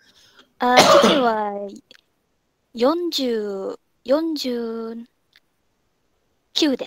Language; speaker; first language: Japanese; non-native, learner; Malay